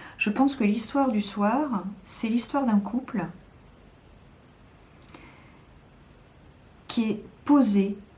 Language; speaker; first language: French; native; French